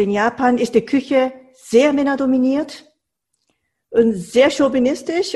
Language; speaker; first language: German; non-native, fluent; Japanese